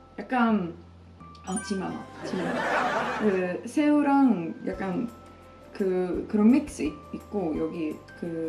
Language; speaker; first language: Korean; non-native, fluent; Swedish